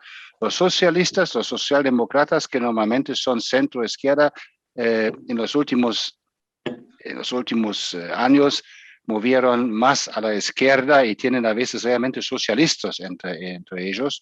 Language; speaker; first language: Spanish; non-native, fluent; German